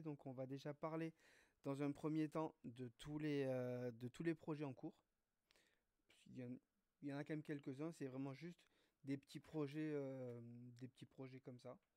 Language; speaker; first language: French; native; French